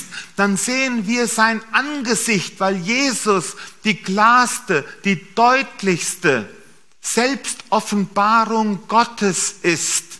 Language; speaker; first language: German; native; German